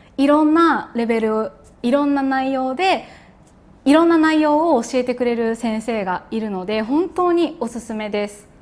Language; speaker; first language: Japanese; native; Japanese